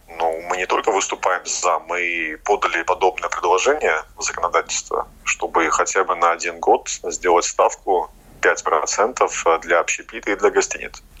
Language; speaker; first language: Russian; non-native, local second language; Latvian